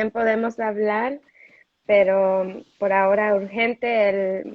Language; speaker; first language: Spanish; non-native, learner; English